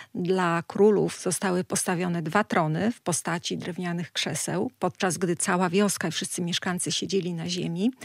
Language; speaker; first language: Polish; native; Polish